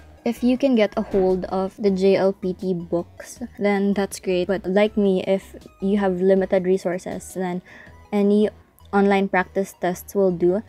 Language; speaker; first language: English; non-native, local second language; Filipino